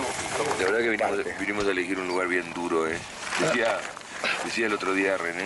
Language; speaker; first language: Spanish; native; Spanish